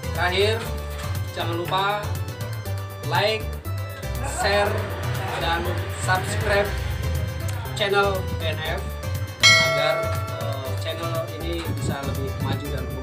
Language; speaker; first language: Indonesian; native; Indonesian